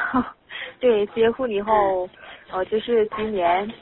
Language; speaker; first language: Chinese; non-native, learner; Korean